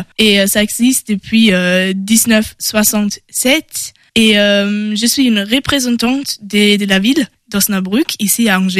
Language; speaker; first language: French; non-native, learner; German